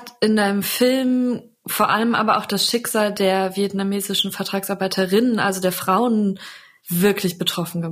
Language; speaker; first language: German; native; German